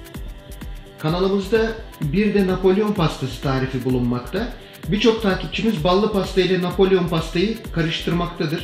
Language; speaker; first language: Turkish; native; Turkish